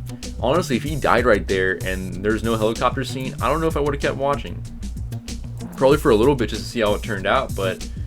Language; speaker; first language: English; native; English